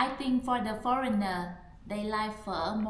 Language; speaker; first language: English; non-native, learner; Vietnamese